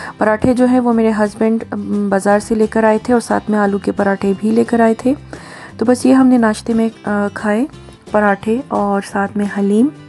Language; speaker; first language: Urdu; native; Urdu